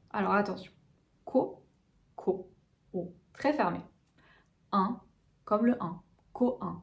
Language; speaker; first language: French; native; French